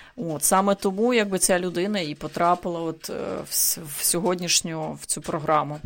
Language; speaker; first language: Ukrainian; native; Ukrainian